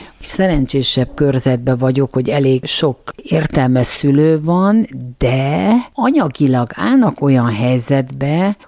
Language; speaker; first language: Hungarian; native; Hungarian